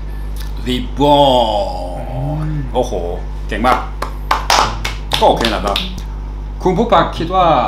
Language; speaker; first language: Thai; non-native, fluent; Korean